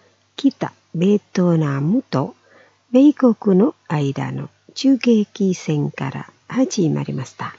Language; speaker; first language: Japanese; non-native, fluent; Indonesian